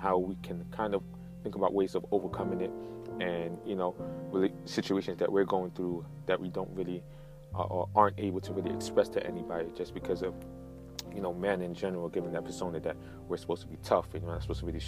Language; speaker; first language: English; native; English